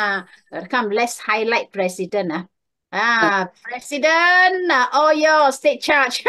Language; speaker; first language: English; non-native, local second language; Chinese